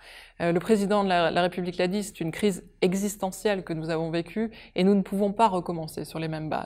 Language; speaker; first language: French; native; French